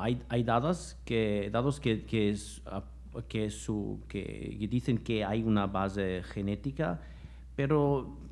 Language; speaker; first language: Spanish; non-native, fluent; German